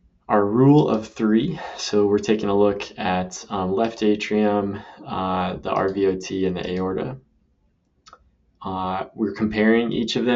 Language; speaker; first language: English; native; English